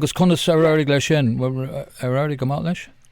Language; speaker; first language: Irish; non-native, local second language; English